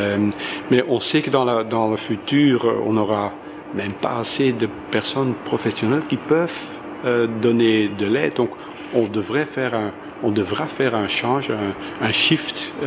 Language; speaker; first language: French; non-native, local second language; Dutch